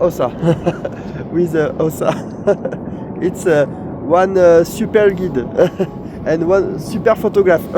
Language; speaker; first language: English; non-native, learner; French